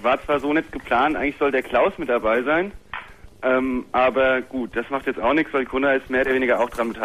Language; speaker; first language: German; native; German